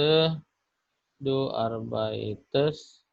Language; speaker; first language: German; non-native, fluent; Indonesian